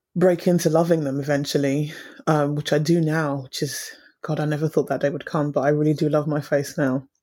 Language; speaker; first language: English; native; English